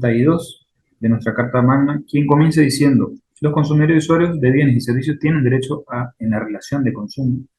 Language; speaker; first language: Spanish; native; Spanish